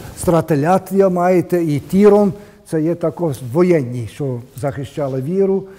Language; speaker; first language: Ukrainian; early bilingual, heritage; Ukrainian